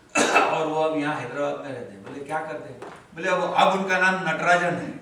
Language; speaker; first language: Hindi; non-native, local second language; Marathi